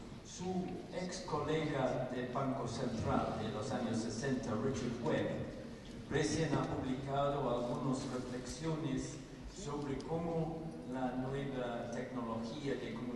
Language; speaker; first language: Spanish; non-native, fluent; English